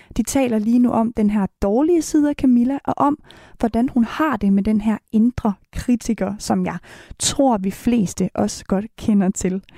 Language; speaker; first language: Danish; native; Danish